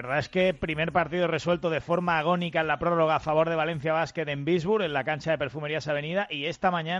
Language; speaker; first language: Spanish; native; Spanish